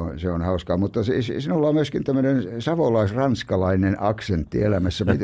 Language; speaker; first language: Finnish; native; Finnish